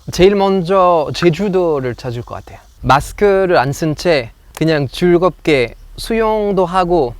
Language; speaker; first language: Korean; non-native, fluent; French